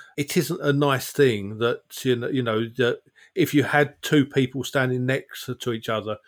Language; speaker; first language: English; native; English